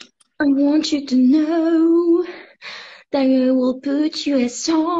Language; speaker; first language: English; non-native, fluent; Polish